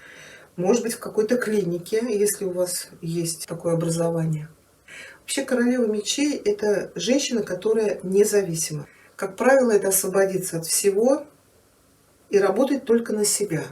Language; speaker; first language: Russian; native; Russian